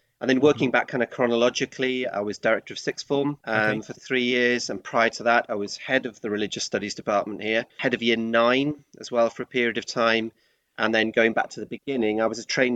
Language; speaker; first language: English; native; English